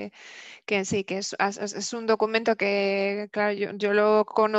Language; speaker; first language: Spanish; native; Spanish